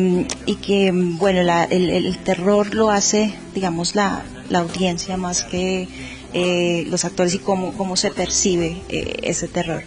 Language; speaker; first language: Spanish; native; Spanish